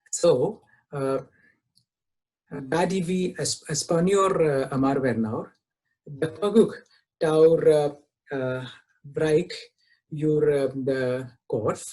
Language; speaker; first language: Welsh; non-native, fluent; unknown